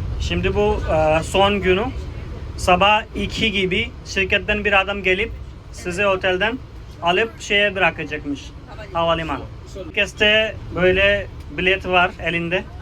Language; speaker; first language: Turkish; non-native, fluent; Hindi